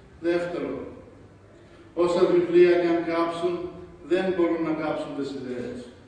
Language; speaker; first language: Greek; early bilingual, heritage; Greek